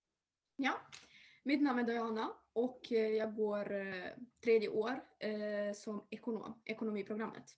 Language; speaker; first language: Swedish; early bilingual, other home language; Serbian